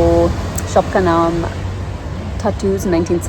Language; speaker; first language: Hindi; non-native, learner; English